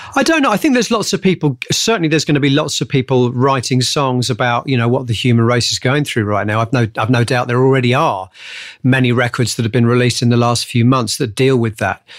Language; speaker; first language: English; native; English